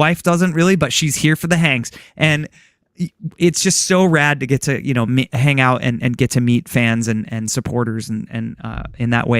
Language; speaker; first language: English; native; English